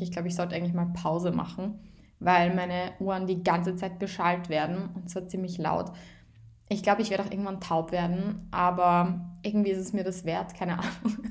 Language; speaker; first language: German; native; German